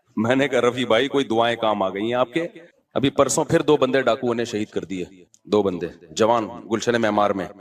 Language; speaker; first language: Urdu; native; Urdu